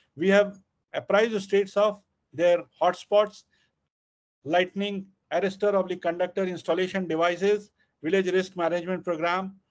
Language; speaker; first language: English; non-native, local second language; Hindi